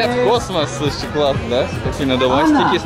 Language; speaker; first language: Russian; native; Russian